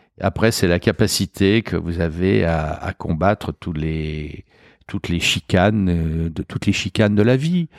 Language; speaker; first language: French; native; French